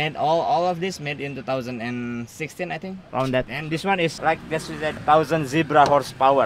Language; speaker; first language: English; non-native, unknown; Indonesian